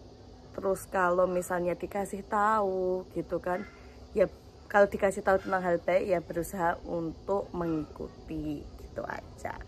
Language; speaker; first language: Indonesian; native; Indonesian